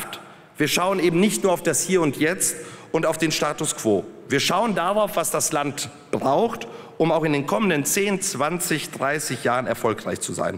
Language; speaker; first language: German; early bilingual, other home language; Polish